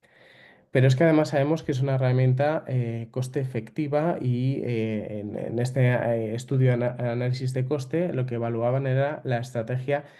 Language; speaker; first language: Spanish; native; Spanish